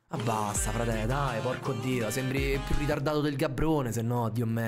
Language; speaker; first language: Italian; native; Italian